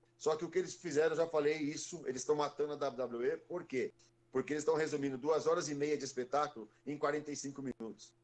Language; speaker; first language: Portuguese; native; Portuguese